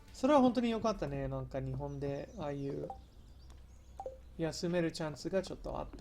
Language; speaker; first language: Japanese; non-native, fluent; English